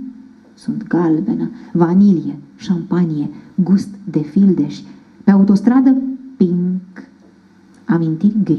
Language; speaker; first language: Romanian; native; Romanian